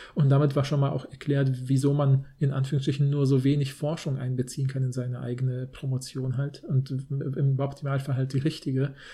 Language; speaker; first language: German; native; German